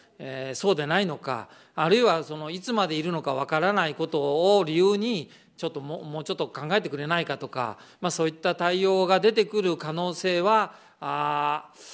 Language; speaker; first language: Japanese; native; Japanese